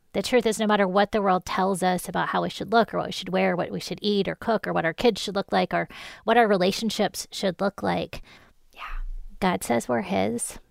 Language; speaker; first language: English; native; English